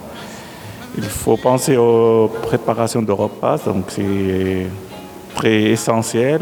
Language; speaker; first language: French; non-native, fluent; Arabic